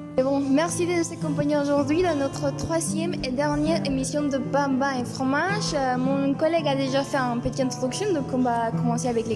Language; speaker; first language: French; non-native, learner; Spanish